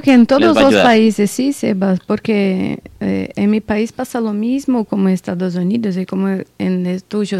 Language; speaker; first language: Spanish; non-native, learner; Portuguese